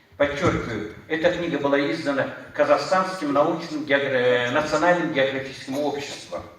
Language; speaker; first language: Russian; non-native, local second language; Uyghur